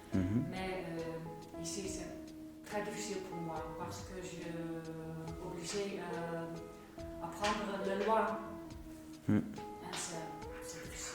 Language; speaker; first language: French; non-native, learner; Dutch